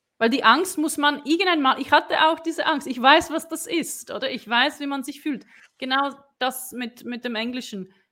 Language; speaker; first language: German; non-native, fluent; Czech